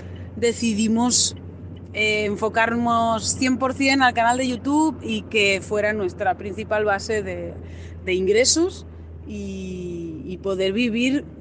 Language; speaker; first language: Spanish; native; Spanish